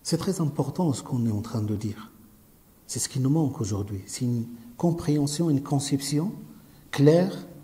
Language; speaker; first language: French; non-native, local second language; Arabic